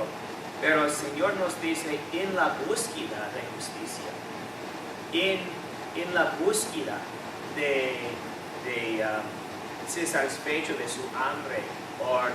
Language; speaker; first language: Spanish; non-native, fluent; English